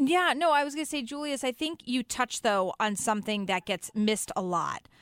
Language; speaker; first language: English; native; English